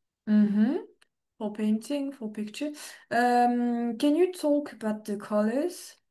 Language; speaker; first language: English; non-native, fluent; French